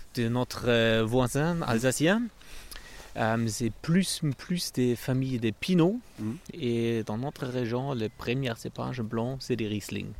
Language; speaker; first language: French; non-native, learner; German